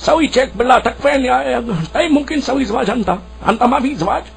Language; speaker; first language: Arabic; non-native, learner; Urdu